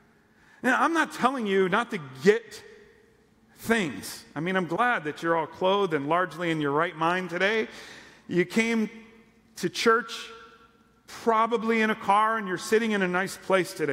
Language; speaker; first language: English; native; English